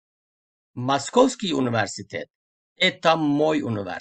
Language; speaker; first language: Russian; non-native, fluent; Turkish